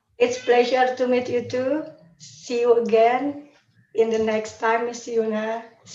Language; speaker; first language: English; non-native, learner; Indonesian